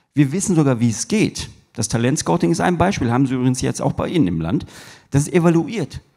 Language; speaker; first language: German; early bilingual, other home language; Turkish